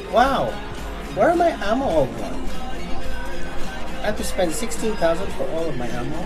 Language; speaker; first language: English; non-native, local second language; Cebuano